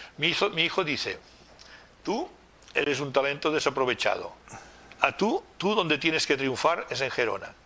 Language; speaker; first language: Spanish; non-native, local second language; Catalan